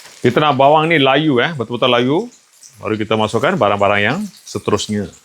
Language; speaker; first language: Malay; non-native, local second language; Tamil